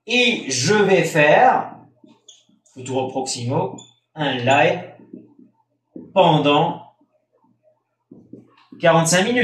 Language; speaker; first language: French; non-native, fluent; Spanish